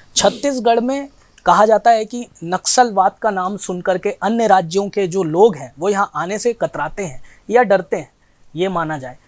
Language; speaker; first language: Hindi; native; Hindi